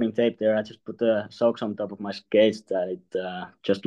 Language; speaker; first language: English; non-native, fluent; Finnish